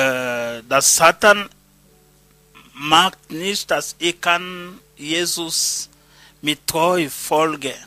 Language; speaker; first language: German; non-native, learner; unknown